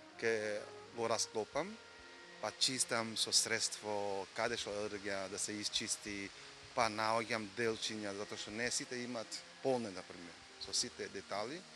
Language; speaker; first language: Macedonian; non-native, fluent; Vietnamese